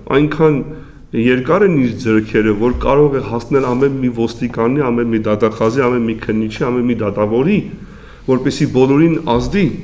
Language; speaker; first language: Armenian; native; Armenian